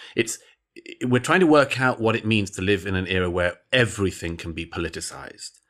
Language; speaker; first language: English; native; English